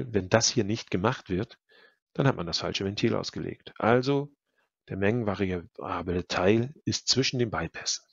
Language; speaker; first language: German; native; German